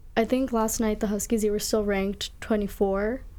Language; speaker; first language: English; native; English